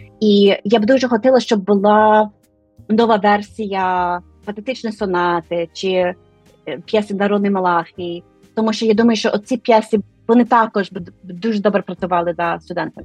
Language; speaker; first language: Ukrainian; non-native, fluent; English